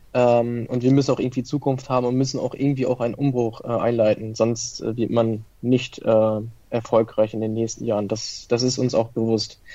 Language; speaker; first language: German; early bilingual, other home language; Italian